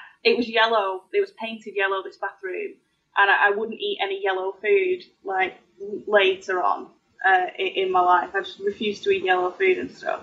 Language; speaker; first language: English; native; English